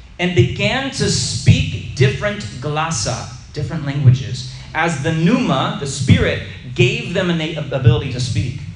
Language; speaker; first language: English; native; English